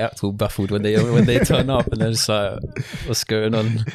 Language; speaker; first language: English; early bilingual, other home language; Spanish